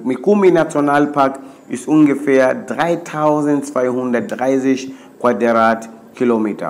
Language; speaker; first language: German; non-native, learner; Swahili